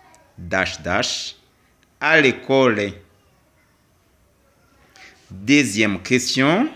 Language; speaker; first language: French; non-native, local second language; Kinyarwanda